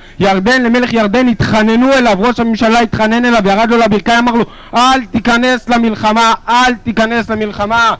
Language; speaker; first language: Hebrew; native; Hebrew